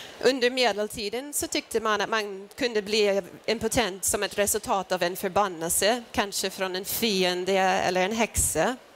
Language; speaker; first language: Swedish; non-native, fluent; English